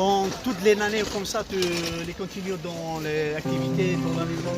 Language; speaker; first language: French; non-native, learner; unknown